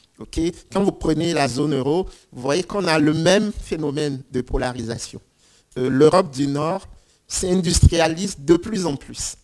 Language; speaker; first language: French; non-native, local second language; Ewe